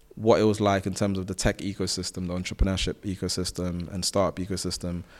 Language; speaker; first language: English; native; English